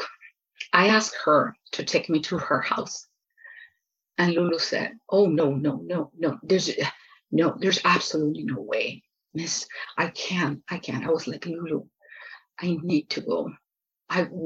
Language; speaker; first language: English; non-native, fluent; Spanish